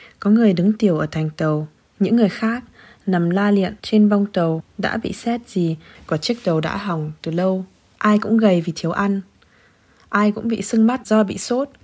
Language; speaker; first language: Vietnamese; early bilingual, heritage; Vietnamese